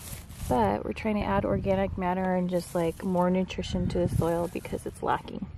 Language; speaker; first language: English; native; English